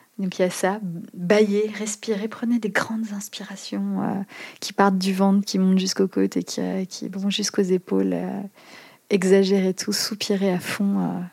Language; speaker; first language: French; native; French